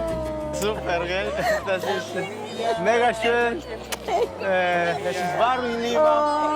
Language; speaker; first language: German; non-native, fluent; Spanish